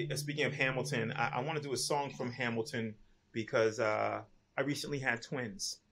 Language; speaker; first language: English; native; English